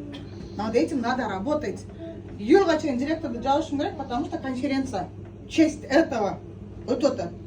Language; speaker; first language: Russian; non-native, local second language; Kyrgyz